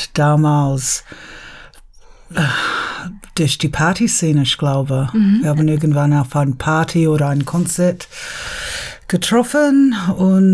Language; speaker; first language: German; non-native, learner; English